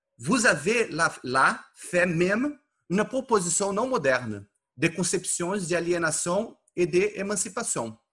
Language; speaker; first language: French; non-native, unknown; Portuguese